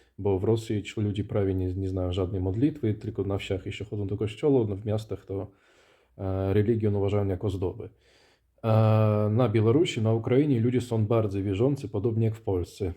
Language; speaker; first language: Polish; non-native, fluent; Russian